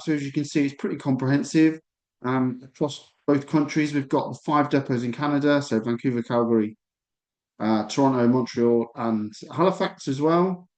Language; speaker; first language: English; native; English